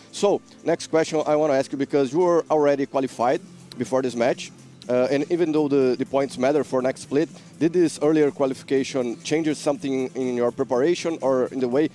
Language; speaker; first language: English; non-native, fluent; Portuguese